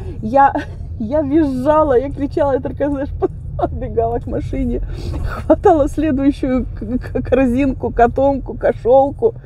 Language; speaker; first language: Russian; native; Russian